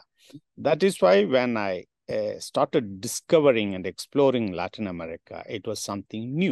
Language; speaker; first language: English; non-native, local second language; Tamil